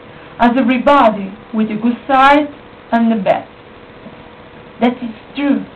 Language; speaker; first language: English; non-native, learner; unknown